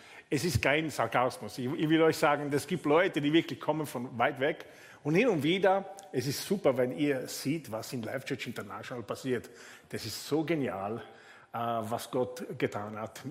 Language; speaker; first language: German; non-native, fluent; Italian